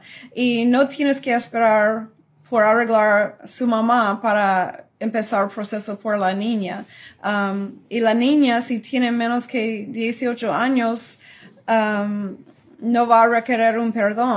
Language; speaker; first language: Spanish; non-native, fluent; English